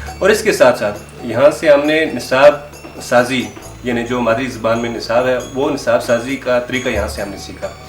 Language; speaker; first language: Urdu; non-native, local second language; Gujari